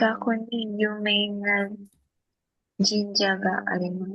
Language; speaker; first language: Japanese; non-native, learner; Filipino